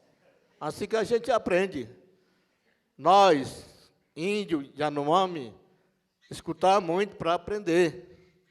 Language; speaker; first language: Portuguese; non-native, local second language; Yanomámi